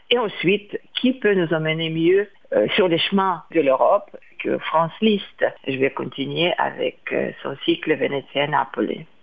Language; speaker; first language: French; non-native, fluent; Lithuanian